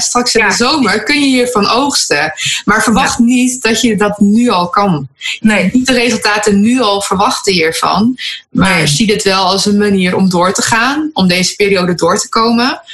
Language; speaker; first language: Dutch; native; Dutch